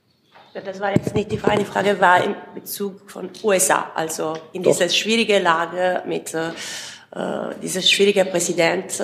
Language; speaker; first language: German; non-native, fluent; Italian